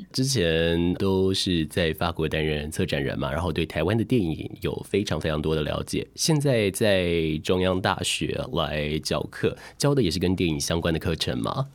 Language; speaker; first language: Chinese; native; Chinese